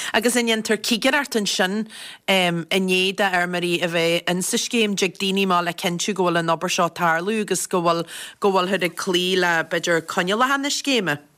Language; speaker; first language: Irish; native; Irish